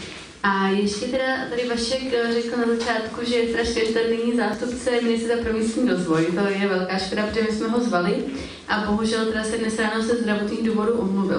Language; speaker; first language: Czech; native; Czech